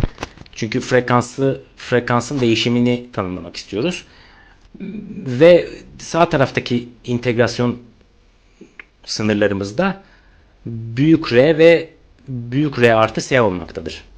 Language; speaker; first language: Turkish; native; Turkish